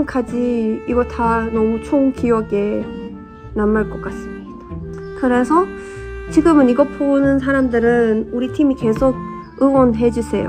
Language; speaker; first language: Korean; non-native, learner; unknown